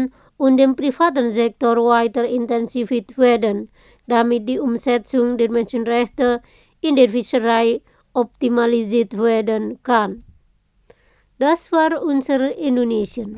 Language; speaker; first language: German; non-native, fluent; Indonesian